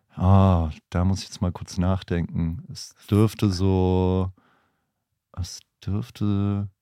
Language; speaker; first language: German; native; German